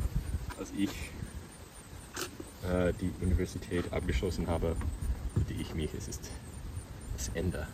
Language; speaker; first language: German; non-native, learner; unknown